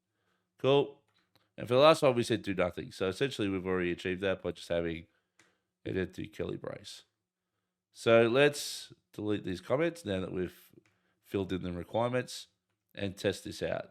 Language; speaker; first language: English; native; English